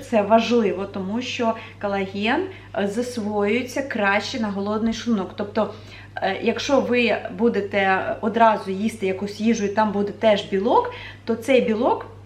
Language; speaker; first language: Ukrainian; native; Ukrainian